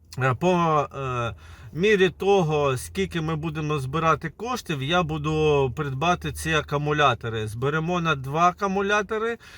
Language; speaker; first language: Ukrainian; native; Ukrainian